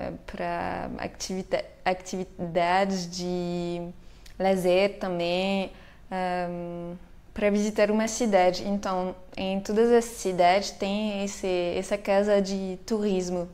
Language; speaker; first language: Portuguese; non-native, fluent; French